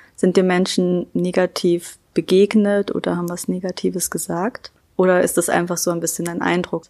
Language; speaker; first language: German; native; German